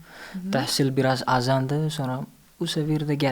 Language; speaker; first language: Azerbaijani; non-native, learner; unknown